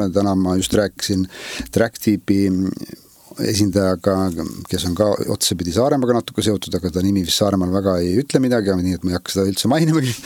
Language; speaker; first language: Estonian; native; Estonian